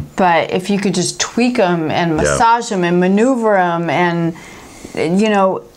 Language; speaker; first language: English; native; English